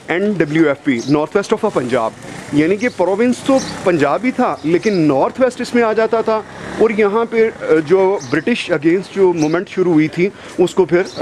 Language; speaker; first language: Urdu; non-native, local second language; Punjabi